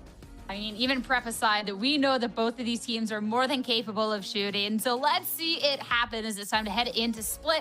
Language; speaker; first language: English; native; English